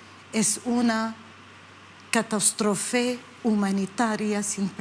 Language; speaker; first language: Spanish; non-native, learner; Arabic